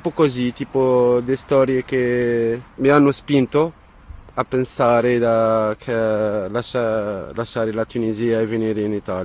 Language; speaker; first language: Italian; non-native, fluent; Arabic